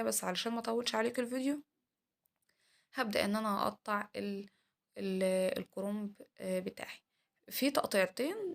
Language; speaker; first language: Arabic; native; Arabic